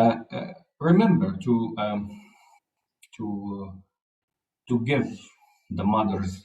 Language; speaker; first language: English; non-native, fluent; Arabic